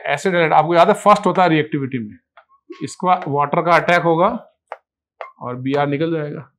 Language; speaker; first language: Hindi; native; Hindi